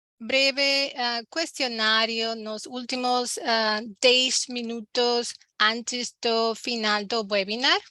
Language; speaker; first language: Portuguese; non-native, learner; Spanish